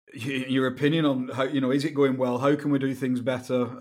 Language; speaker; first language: English; native; English